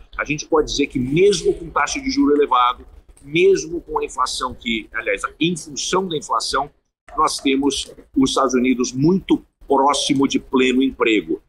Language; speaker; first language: Portuguese; early bilingual, heritage; Portuguese